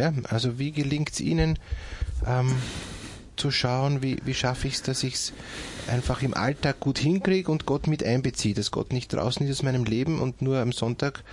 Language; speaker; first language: German; native; German